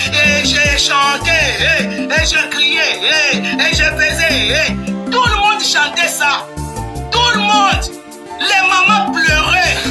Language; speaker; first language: French; non-native, local second language; Lingala